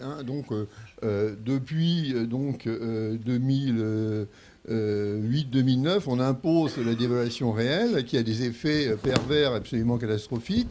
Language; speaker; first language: French; native; French